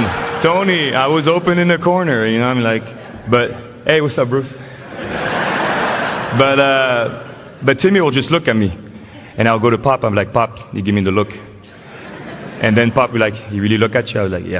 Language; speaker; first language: English; non-native, fluent; French